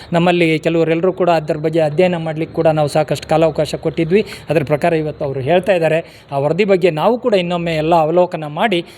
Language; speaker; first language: Kannada; non-native, local second language; Lambadi